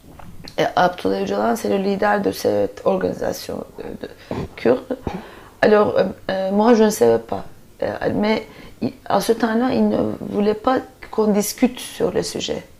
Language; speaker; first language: French; non-native, fluent; Turkish